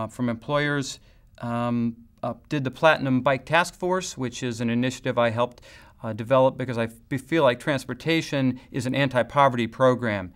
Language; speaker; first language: English; native; English